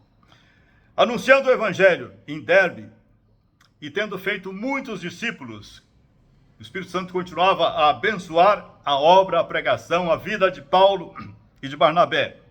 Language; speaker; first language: Portuguese; native; Portuguese